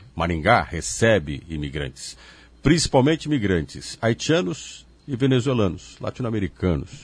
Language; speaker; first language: Portuguese; native; Portuguese